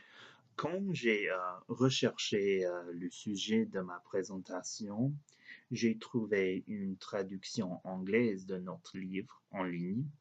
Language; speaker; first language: French; non-native, learner; English